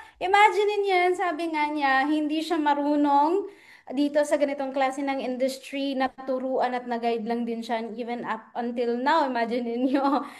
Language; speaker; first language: Filipino; non-native, local second language; Cebuano